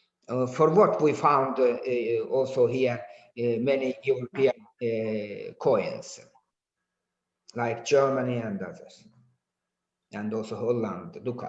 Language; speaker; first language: English; non-native, learner; Azerbaijani